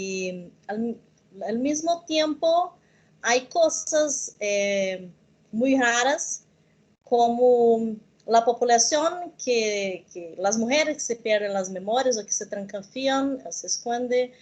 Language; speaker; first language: Spanish; non-native, learner; Portuguese